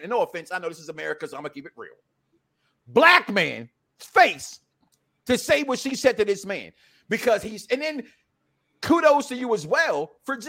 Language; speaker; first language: English; native; English